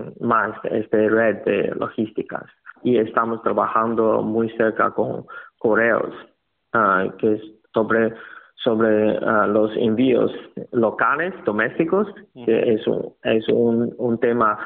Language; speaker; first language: Spanish; non-native, learner; Chinese